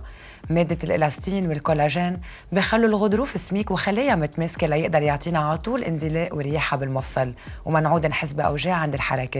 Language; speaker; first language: Arabic; native; Arabic